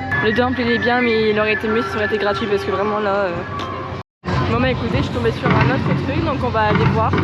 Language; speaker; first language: French; native; French